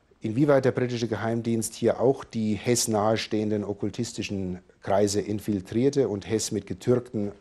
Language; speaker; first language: German; native; German